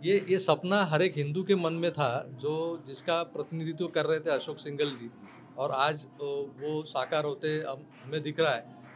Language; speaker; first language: Hindi; non-native, local second language; Marathi